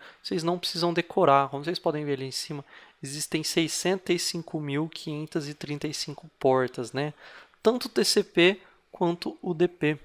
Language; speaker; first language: Portuguese; native; Portuguese